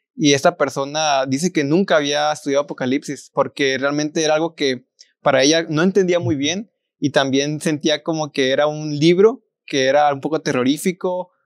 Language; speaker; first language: Spanish; native; Spanish